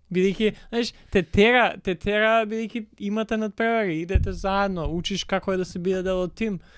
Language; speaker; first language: Macedonian; native; Macedonian